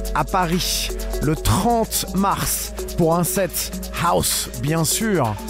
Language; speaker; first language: French; native; French